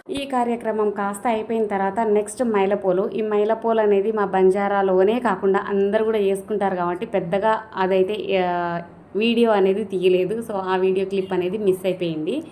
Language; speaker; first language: Telugu; non-native, local second language; Lambadi